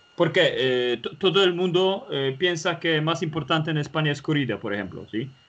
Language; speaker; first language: Spanish; non-native, learner; Polish